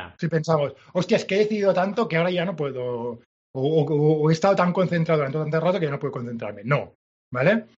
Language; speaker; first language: Spanish; native; Spanish